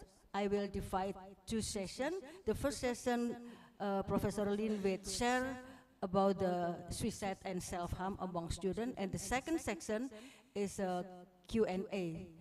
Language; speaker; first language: English; non-native, fluent; Indonesian